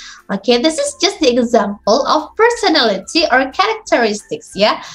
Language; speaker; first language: English; non-native, fluent; Indonesian